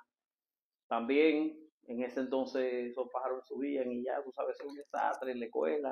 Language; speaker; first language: Spanish; native; Spanish